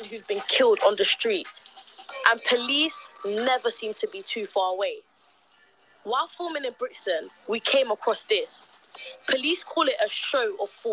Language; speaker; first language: English; native; English